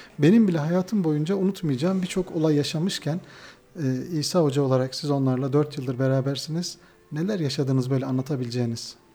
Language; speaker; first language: Turkish; native; Turkish